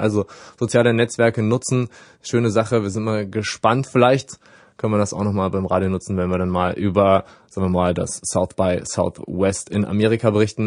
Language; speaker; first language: German; native; German